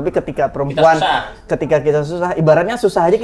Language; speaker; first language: Indonesian; native; Indonesian